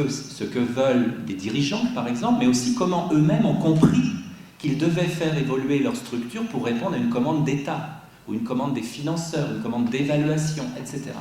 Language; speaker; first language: French; native; French